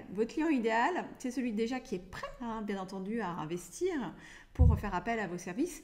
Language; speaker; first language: French; native; French